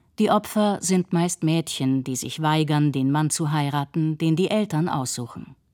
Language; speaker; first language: German; native; German